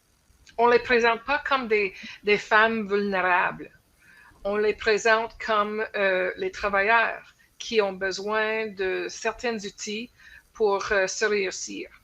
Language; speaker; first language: French; non-native, local second language; English